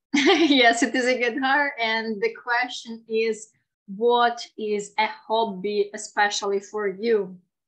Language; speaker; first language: English; non-native, fluent; Ukrainian